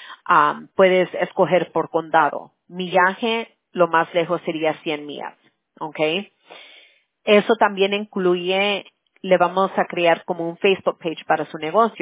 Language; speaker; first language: Spanish; early bilingual, heritage; English